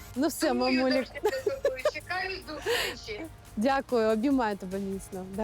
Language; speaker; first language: Ukrainian; native; Ukrainian